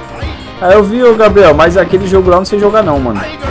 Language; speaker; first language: Portuguese; native; Portuguese